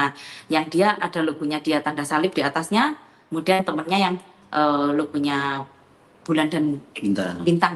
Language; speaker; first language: Indonesian; native; Indonesian